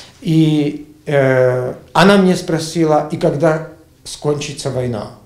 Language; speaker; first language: Russian; non-native, learner; Czech